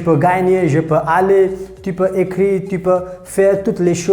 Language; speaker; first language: French; non-native, fluent; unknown